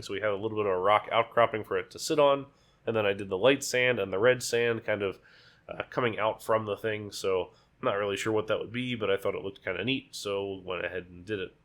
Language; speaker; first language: English; native; English